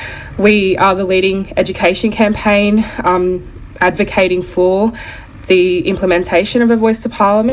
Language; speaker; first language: English; native; English